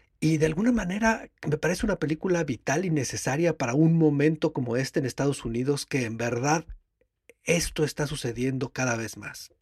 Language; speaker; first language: Spanish; native; Spanish